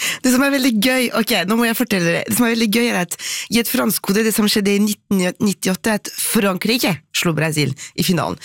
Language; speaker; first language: Norwegian; non-native, fluent; French